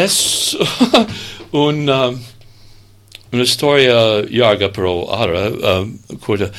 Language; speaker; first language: Catalan; non-native, learner; English